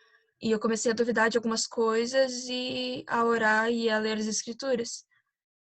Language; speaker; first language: Portuguese; native; Portuguese